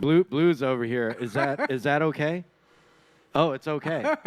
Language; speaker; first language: English; native; English